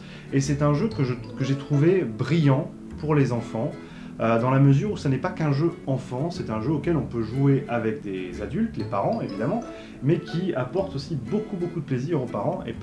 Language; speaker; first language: French; native; French